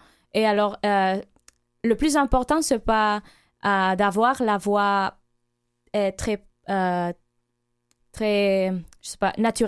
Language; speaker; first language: French; non-native, fluent; Catalan